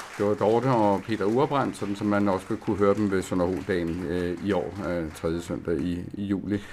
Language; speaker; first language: Danish; native; Danish